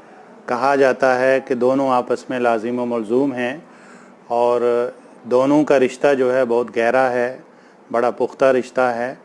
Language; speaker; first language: Urdu; native; Urdu